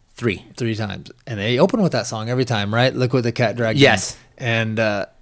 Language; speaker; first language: English; native; English